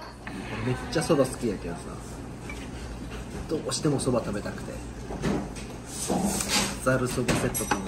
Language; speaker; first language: Japanese; native; Japanese